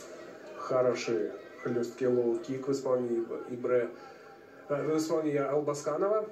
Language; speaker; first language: Russian; native; Russian